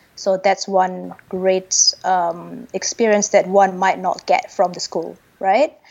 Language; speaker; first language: English; non-native, fluent; Indonesian